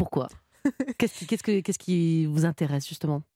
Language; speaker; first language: French; native; French